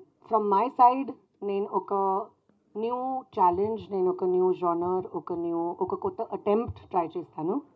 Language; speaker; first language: Telugu; non-native, fluent; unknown